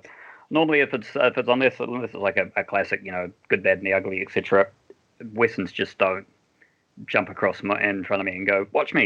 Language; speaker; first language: English; native; English